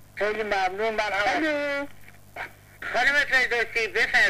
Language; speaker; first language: Persian; native; Persian